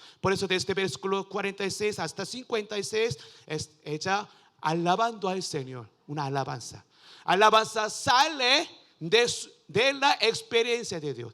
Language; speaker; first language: Spanish; non-native, learner; Korean